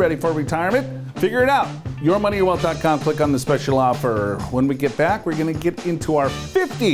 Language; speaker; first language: English; native; English